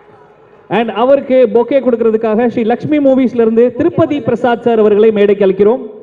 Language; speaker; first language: Tamil; native; Tamil